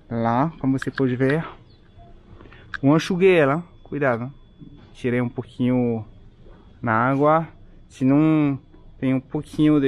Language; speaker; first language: Portuguese; non-native, fluent; French